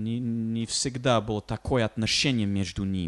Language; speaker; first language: Russian; non-native, fluent; English